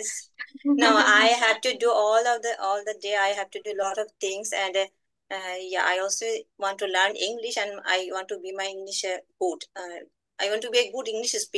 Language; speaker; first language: English; non-native, learner; Bangla